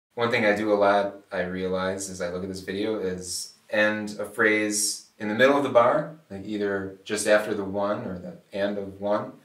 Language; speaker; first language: English; native; English